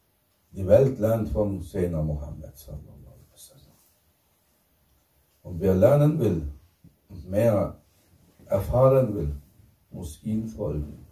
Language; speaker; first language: German; non-native, fluent; Turkish